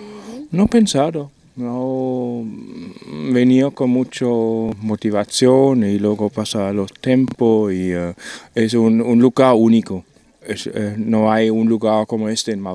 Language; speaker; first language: Spanish; non-native, learner; German